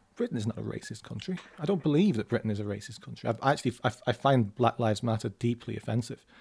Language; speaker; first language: English; native; English